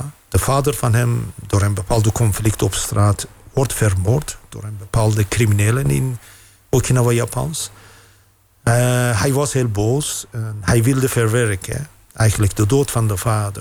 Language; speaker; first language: Dutch; non-native, fluent; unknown